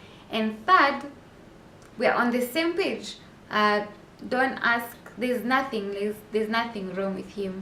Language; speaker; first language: English; non-native, local second language; Swahili